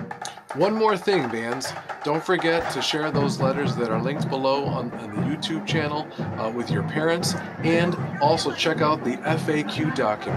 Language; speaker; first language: English; native; English